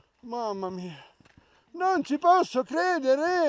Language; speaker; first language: Italian; native; Italian